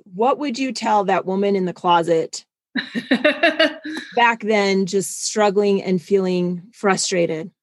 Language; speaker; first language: English; non-native, fluent; German